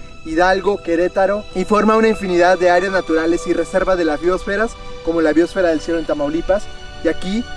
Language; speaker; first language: Spanish; native; Spanish